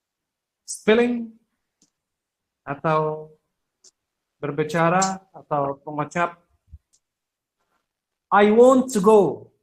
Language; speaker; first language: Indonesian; non-native, fluent; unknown